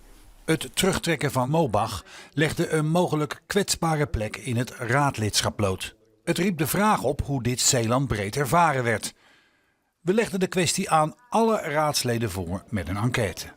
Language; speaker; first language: Dutch; native; Dutch